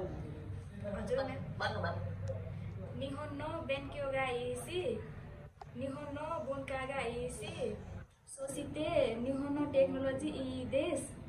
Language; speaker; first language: Japanese; non-native, learner; Nepali